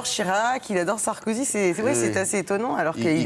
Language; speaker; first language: French; native; French